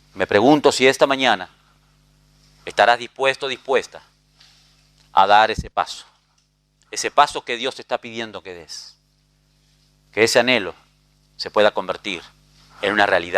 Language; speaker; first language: Spanish; native; Spanish